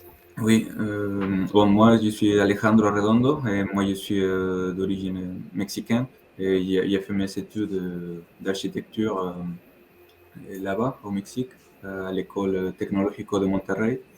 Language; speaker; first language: French; non-native, fluent; Spanish